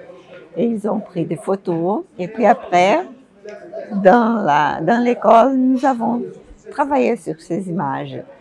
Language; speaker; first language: French; non-native, fluent; Portuguese